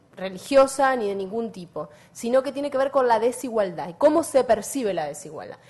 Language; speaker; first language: Spanish; native; Spanish